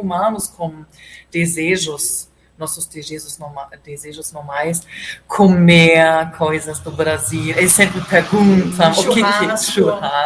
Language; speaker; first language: Portuguese; non-native, fluent; German